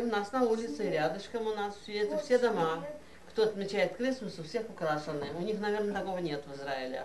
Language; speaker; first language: Russian; native; Russian